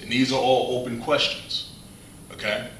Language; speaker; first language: English; native; English